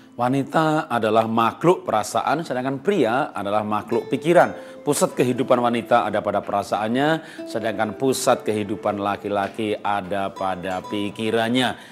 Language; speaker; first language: Indonesian; native; Indonesian